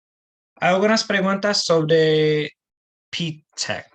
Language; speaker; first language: Spanish; non-native, learner; English